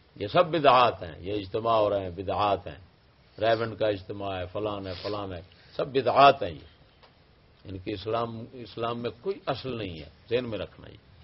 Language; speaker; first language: Urdu; non-native, local second language; Punjabi